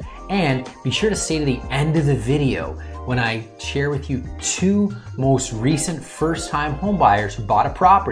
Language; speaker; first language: English; native; English